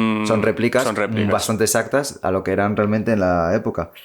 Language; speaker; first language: Spanish; native; Spanish